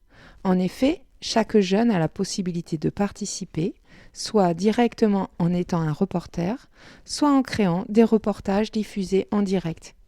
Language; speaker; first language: French; native; French